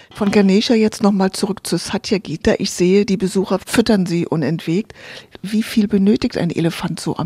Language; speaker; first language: German; native; German